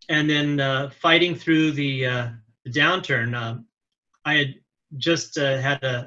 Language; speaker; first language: English; native; English